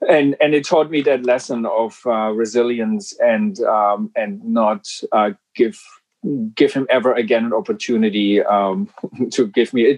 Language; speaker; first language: English; non-native, fluent; German